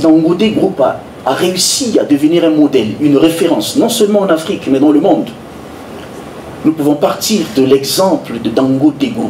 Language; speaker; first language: French; non-native, local second language; Sango